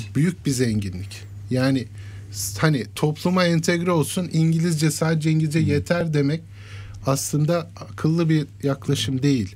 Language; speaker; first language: Turkish; native; Turkish